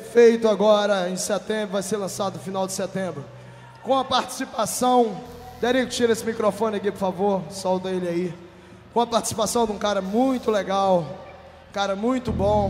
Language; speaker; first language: Portuguese; native; Portuguese